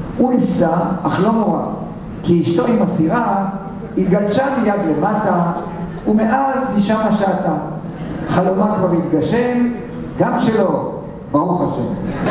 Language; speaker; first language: Hebrew; native; Hebrew